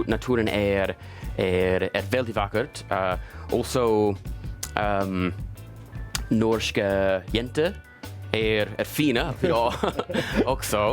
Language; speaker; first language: Norwegian; non-native, learner; English